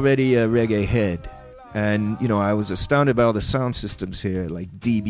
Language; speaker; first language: English; native; English